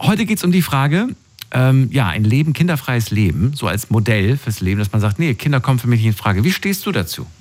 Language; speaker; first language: German; native; German